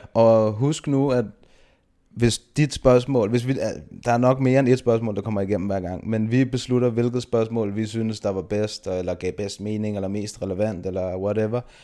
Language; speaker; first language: Danish; native; Danish